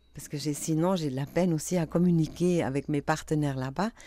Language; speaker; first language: French; non-native, fluent; German